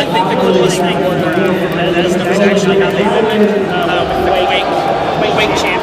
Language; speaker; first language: English; native; English